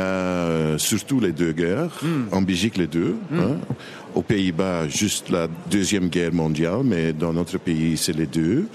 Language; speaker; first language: French; non-native, local second language; Dutch